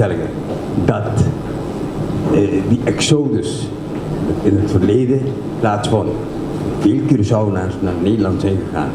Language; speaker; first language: Dutch; non-native, local second language; Papiamento